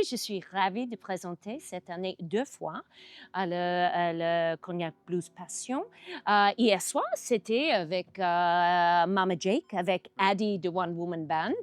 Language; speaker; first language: French; non-native, learner; English